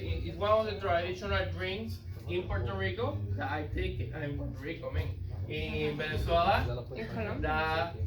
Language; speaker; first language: English; non-native, learner; Spanish